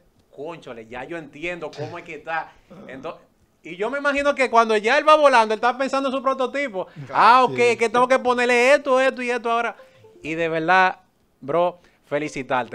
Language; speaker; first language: Spanish; native; Spanish